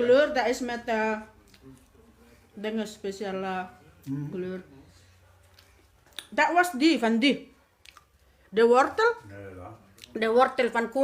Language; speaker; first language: Dutch; non-native, learner; Batak Toba